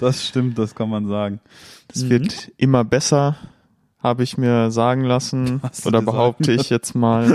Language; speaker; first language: German; native; German